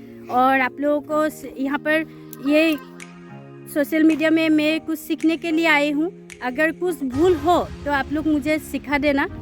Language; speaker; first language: Hindi; non-native, local second language; Assamese